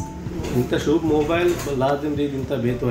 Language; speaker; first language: Arabic; non-native, learner; Hindi